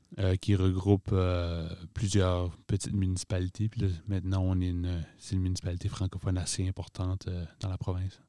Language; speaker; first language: French; native; French